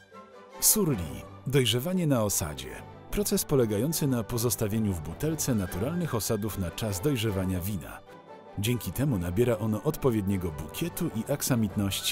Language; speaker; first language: Polish; native; Polish